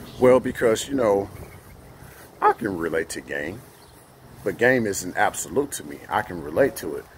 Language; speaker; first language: English; native; English